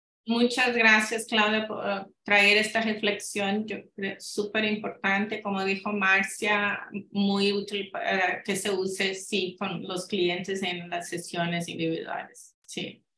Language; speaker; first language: Spanish; non-native, fluent; Portuguese